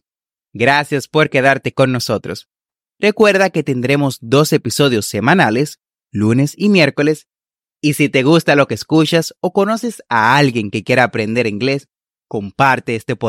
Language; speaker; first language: Spanish; native; Spanish